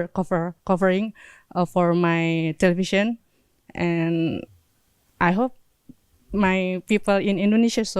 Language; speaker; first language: English; non-native, learner; Indonesian